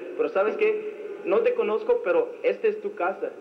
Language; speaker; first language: Spanish; non-native, fluent; English